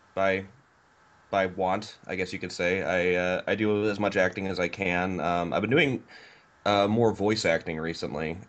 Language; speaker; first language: English; native; English